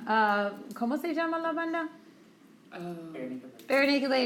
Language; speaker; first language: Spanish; non-native, fluent; English